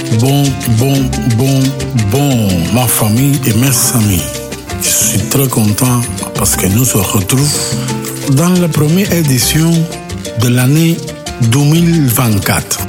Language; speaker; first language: French; non-native, learner; Spanish